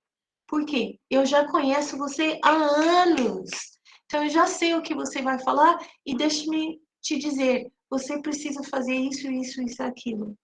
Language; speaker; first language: Portuguese; non-native, fluent; English